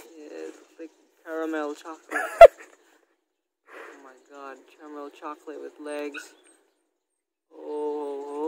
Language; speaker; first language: English; non-native, local second language; Filipino